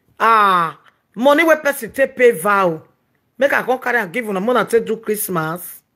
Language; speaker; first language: Nigerian Pidgin; non-native, local second language; Yoruba